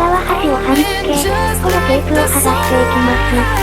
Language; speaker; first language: Japanese; native; Japanese